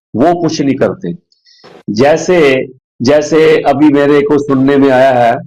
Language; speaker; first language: Hindi; non-native, local second language; Punjabi